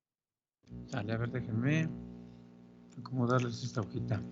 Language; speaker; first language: Spanish; native; Spanish